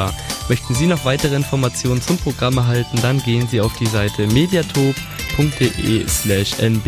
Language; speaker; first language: German; native; German